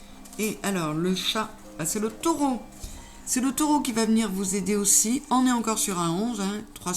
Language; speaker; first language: French; native; French